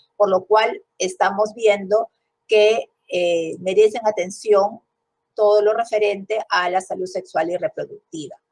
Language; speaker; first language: Spanish; native; Spanish